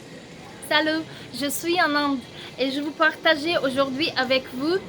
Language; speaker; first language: French; non-native, fluent; Russian